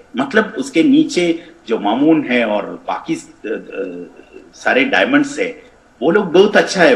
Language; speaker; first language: Hindi; non-native, fluent; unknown